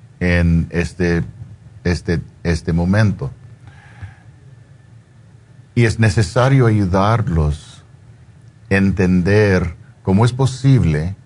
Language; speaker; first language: Spanish; early bilingual, heritage; Spanish